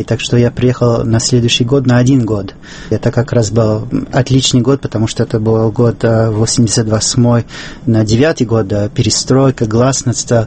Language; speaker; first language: Russian; non-native, fluent; English